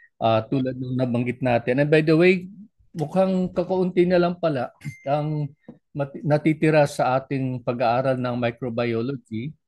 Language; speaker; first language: Filipino; non-native, local second language; Cebuano